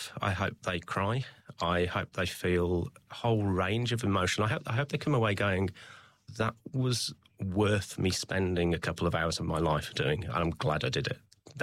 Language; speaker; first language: English; native; English